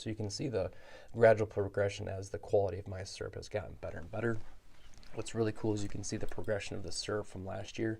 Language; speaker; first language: English; native; English